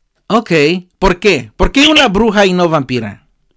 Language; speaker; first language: Spanish; early bilingual, heritage; Spanish